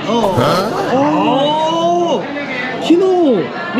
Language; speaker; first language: Japanese; non-native, learner; Korean